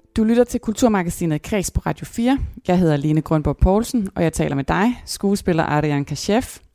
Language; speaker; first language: Danish; native; Danish